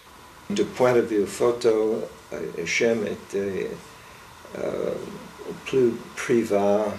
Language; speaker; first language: French; non-native, fluent; English